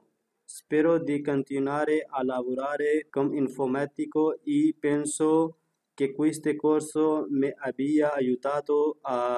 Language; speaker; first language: Italian; non-native, learner; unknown